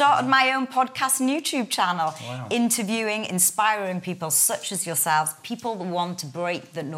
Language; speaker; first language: English; native; English